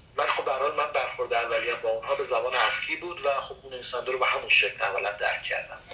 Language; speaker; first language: Persian; non-native, local second language; Kurdish